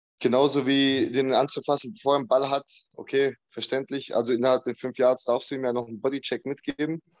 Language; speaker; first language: German; early bilingual, other home language; Bosnian